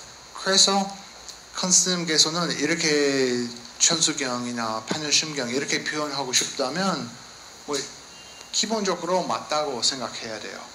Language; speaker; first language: Korean; non-native, learner; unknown